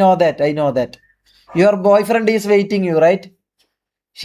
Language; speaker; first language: English; non-native, learner; Malayalam